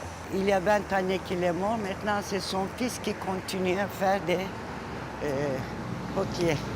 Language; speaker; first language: French; non-native, fluent; Turkish